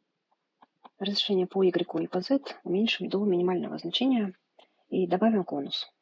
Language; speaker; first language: Russian; native; Russian